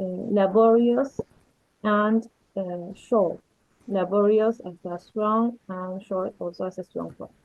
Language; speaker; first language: English; non-native, learner; Spanish